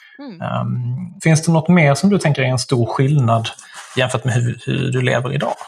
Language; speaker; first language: Swedish; native; Swedish